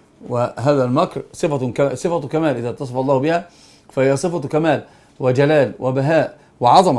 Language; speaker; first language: Arabic; native; Arabic